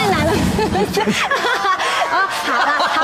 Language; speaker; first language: Chinese; native; Chinese